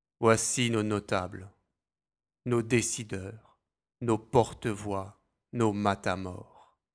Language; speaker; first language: French; native; French